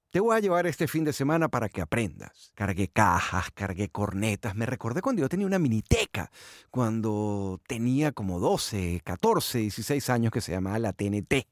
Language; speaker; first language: Spanish; native; Spanish